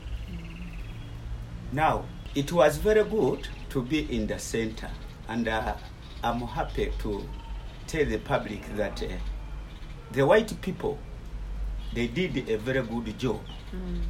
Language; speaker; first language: English; non-native, local second language; Ganda